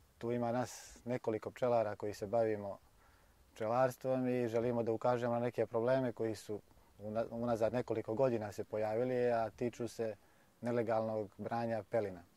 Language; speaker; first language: Bosnian; native; Bosnian